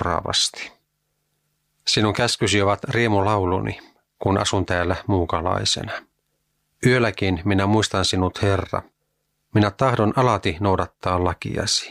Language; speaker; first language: Finnish; native; Finnish